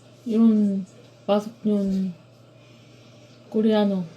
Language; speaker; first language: Filipino; non-native, learner; Korean